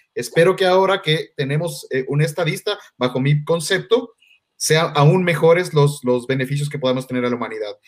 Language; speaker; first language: Spanish; native; Spanish